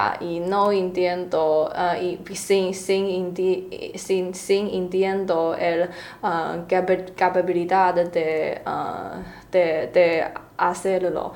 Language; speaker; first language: Spanish; non-native, learner; Chinese